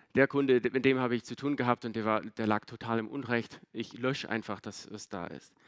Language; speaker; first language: German; non-native, fluent; English